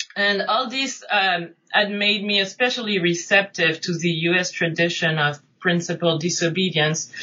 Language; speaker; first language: English; non-native, fluent; French